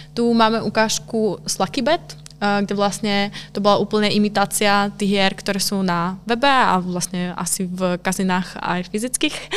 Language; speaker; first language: Slovak; non-native, local second language; Hungarian